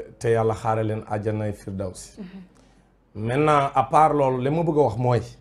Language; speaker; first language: Wolof; native; Wolof